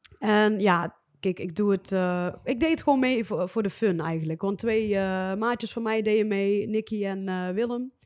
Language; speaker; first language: Dutch; native; Dutch